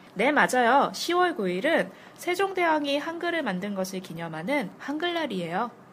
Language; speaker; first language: Korean; native; Korean